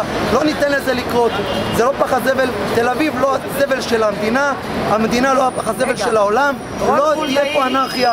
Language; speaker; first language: Hebrew; native; Hebrew